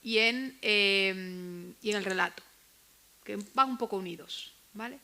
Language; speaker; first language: Spanish; native; Spanish